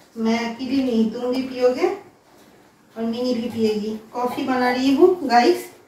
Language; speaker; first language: Hindi; non-native, local second language; Bangla